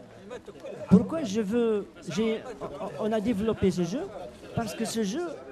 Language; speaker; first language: French; non-native, local second language; Arabic